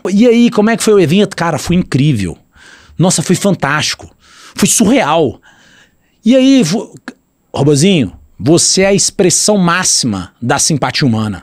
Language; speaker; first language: Portuguese; native; Portuguese